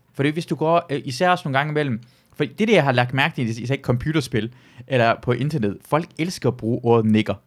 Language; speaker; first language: Danish; early bilingual, other home language; Persian